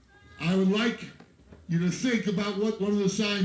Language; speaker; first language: English; native; English